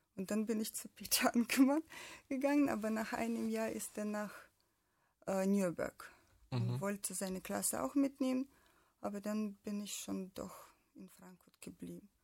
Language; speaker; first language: German; non-native, fluent; Russian